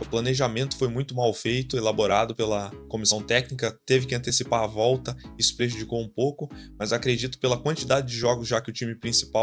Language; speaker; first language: Portuguese; native; Portuguese